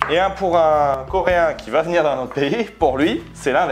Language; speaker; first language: French; native; French